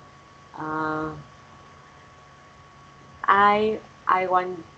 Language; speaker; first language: English; non-native, learner; Vietnamese